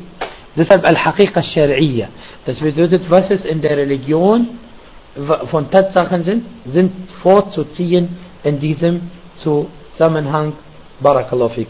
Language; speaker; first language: German; non-native, fluent; Arabic